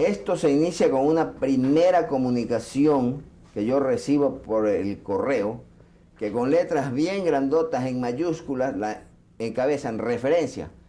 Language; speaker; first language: Spanish; native; Spanish